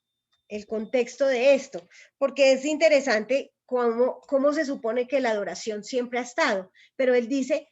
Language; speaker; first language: Spanish; native; Spanish